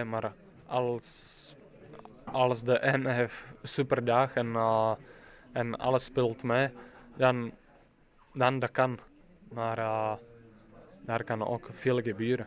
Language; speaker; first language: Dutch; non-native, fluent; Czech